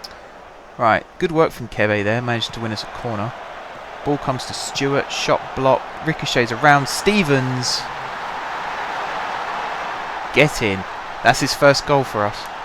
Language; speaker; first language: English; native; English